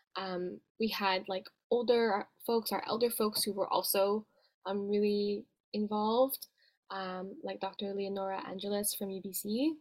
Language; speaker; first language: English; native; English